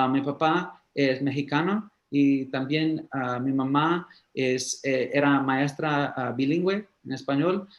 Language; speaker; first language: Spanish; early bilingual, heritage; English